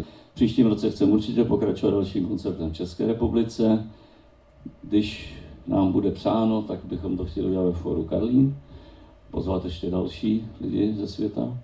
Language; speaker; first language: Czech; native; Czech